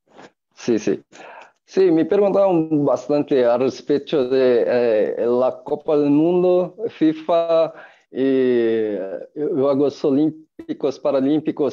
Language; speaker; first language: Spanish; non-native, fluent; Portuguese